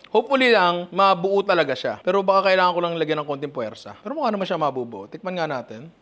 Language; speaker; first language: Filipino; native; Filipino